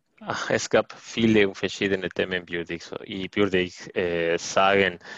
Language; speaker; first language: German; non-native, learner; Spanish